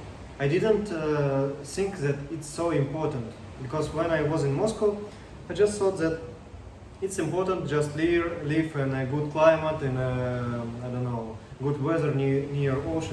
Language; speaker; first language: English; non-native, learner; Russian